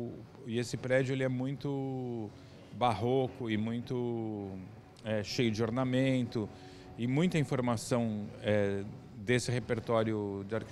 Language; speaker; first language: Portuguese; native; Portuguese